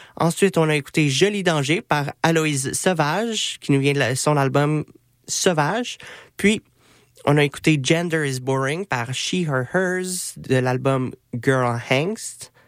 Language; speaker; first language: French; native; French